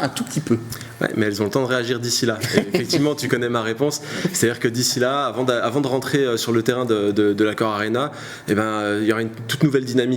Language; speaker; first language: French; native; French